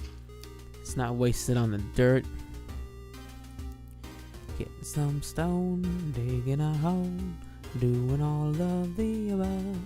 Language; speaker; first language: English; native; English